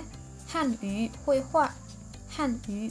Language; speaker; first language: Chinese; non-native, fluent; Khmer